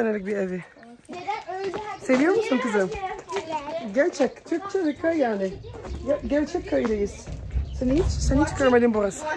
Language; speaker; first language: Turkish; early bilingual, heritage; Turkish